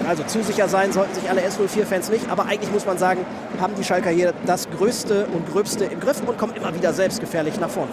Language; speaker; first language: German; native; German